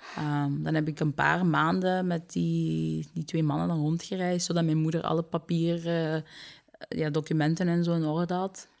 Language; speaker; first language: Dutch; early bilingual, other home language; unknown